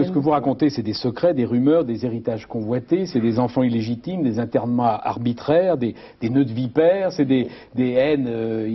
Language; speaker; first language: French; native; French